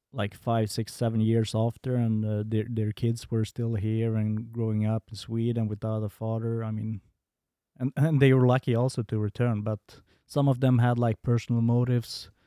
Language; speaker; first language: English; non-native, fluent; Bosnian